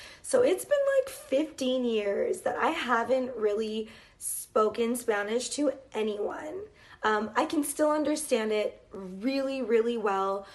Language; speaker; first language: English; native; English